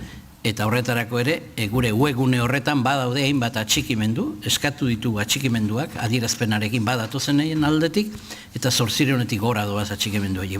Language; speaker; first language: Basque; native; Basque